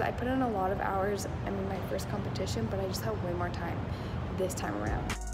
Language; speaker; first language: English; native; English